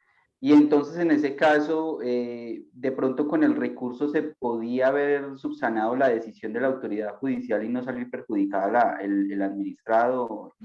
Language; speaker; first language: Spanish; native; Spanish